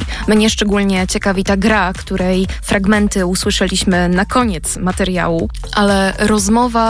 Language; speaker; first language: Polish; native; Polish